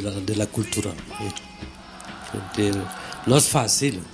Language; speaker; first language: Spanish; non-native, fluent; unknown